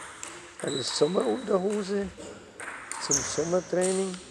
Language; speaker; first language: German; native; German